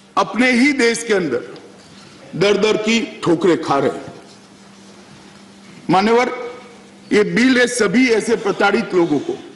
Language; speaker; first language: Hindi; native; Hindi